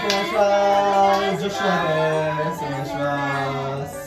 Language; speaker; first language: Japanese; non-native, fluent; English